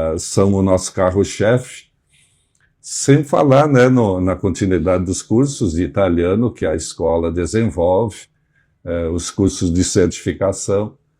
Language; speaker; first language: Portuguese; native; Portuguese